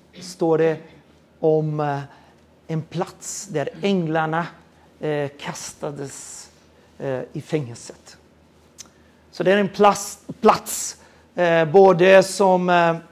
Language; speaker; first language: Swedish; non-native, fluent; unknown